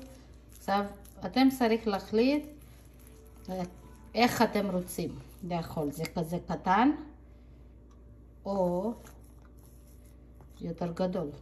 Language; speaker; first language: Hebrew; non-native, fluent; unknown